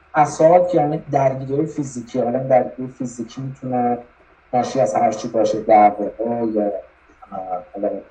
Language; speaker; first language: Persian; native; Persian